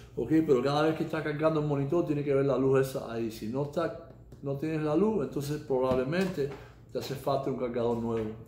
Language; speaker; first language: Spanish; early bilingual, heritage; Spanish